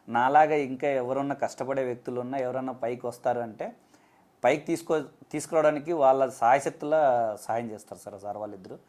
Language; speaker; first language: Telugu; native; Telugu